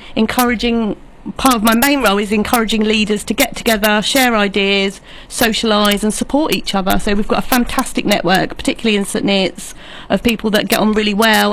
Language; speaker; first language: English; native; English